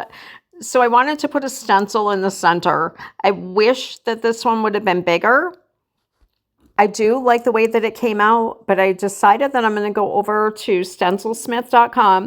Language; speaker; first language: English; native; English